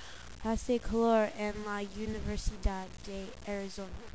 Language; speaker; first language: Spanish; non-native, learner; English